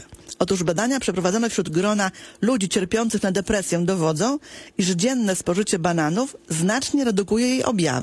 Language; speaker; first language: Polish; native; Polish